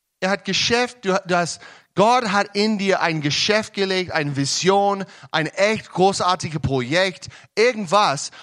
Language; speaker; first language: German; non-native, learner; English